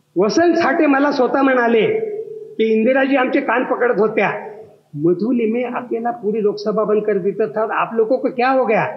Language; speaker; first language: Marathi; native; Marathi